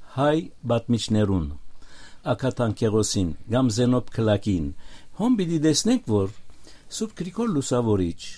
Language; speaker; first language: Armenian; native; Armenian